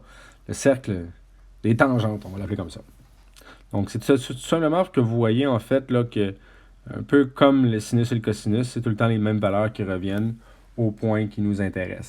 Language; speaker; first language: French; native; French